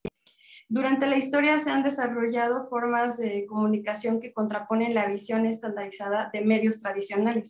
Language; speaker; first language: Spanish; native; Spanish